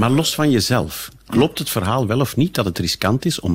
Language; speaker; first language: Dutch; native; Dutch